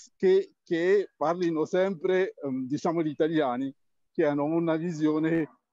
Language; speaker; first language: Italian; early bilingual, other home language; French